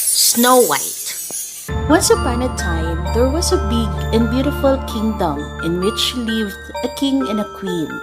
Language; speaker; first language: English; non-native, learner; Indonesian